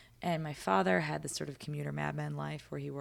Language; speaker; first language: English; native; English